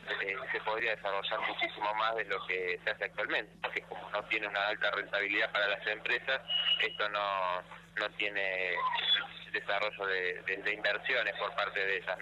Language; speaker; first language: Spanish; native; Spanish